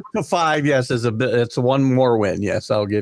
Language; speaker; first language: English; native; English